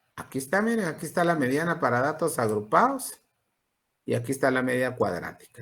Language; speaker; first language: Spanish; native; Spanish